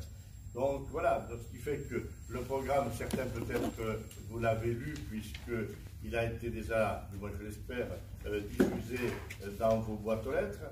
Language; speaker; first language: French; native; French